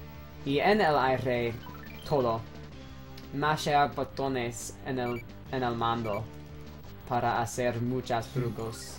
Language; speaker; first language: Spanish; non-native, learner; English